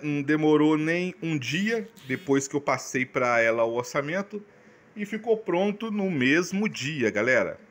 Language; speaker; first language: Portuguese; native; Portuguese